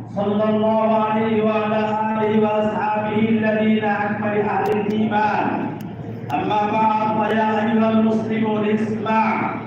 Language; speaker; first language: Arabic; non-native, fluent; Bangla